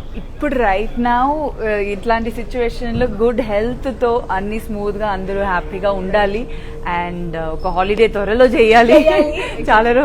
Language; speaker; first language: Telugu; non-native, local second language; Tamil